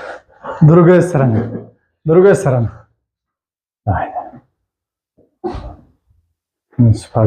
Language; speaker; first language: Russian; non-native, local second language; Tajik